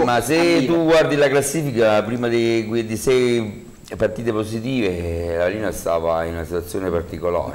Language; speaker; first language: Italian; native; Italian